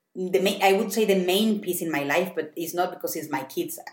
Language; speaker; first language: English; non-native, fluent; Spanish